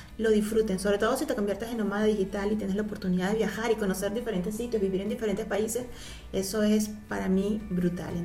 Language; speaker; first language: Spanish; native; Spanish